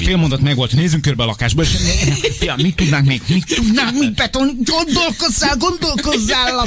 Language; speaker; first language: Hungarian; native; Hungarian